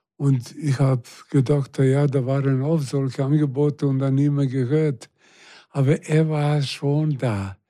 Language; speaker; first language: German; non-native, fluent; Serbian